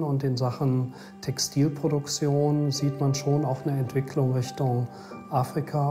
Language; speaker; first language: German; native; German